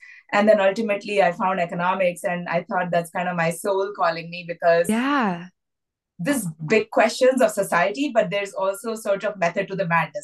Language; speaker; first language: English; non-native, local second language; Hindi